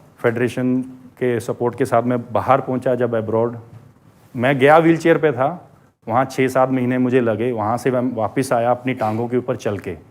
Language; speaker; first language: Hindi; non-native, local second language; Punjabi